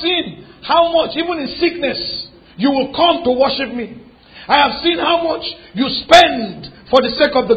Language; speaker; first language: English; non-native, local second language; Yoruba